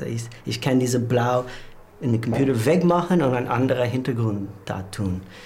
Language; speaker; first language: German; non-native, learner; English